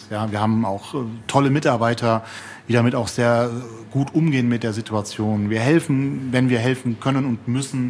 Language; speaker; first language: German; native; German